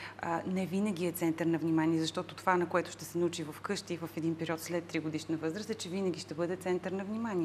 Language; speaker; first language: Bulgarian; native; Bulgarian